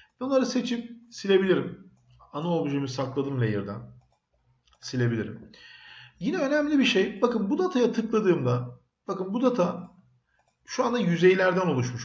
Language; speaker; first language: Turkish; native; Turkish